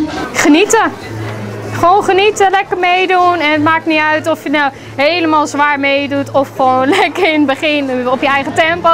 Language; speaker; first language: Dutch; native; Dutch